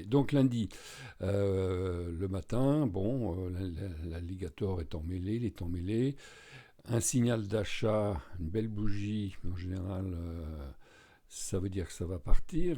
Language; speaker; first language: French; native; French